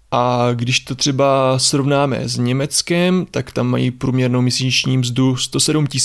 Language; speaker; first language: Czech; native; Czech